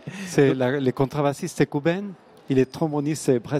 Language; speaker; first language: French; non-native, fluent; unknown